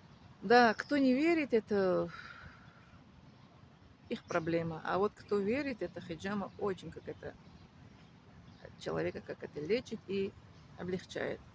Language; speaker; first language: Russian; non-native, learner; Tajik